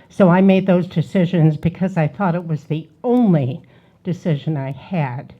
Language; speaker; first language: English; native; English